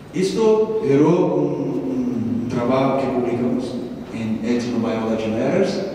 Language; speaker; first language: Spanish; non-native, learner; Portuguese